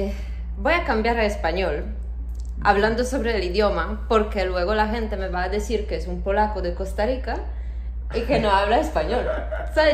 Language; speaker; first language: Spanish; non-native, fluent; Polish